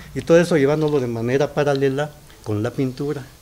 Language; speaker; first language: Spanish; native; Spanish